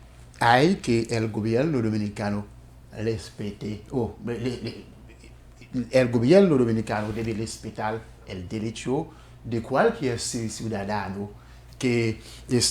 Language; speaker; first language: Spanish; non-native, fluent; Haitian Creole